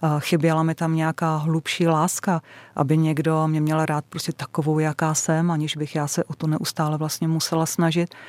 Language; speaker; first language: Czech; native; Czech